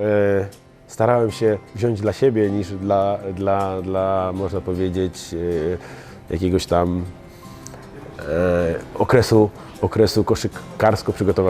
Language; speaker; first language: Polish; native; Polish